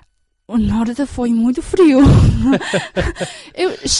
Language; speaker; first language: Portuguese; non-native, fluent; Chinese